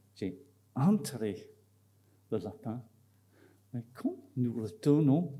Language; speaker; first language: French; non-native, fluent; English